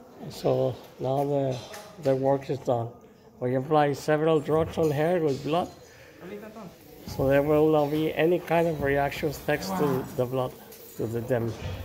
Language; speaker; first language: English; non-native, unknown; Spanish